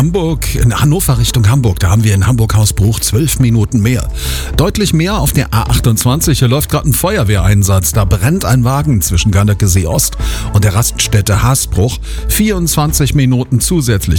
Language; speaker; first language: German; native; German